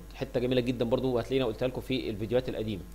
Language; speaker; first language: Arabic; native; Arabic